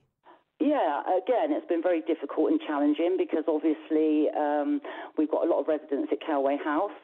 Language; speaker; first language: English; native; English